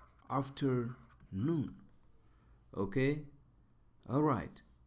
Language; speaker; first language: English; non-native, local second language; Amharic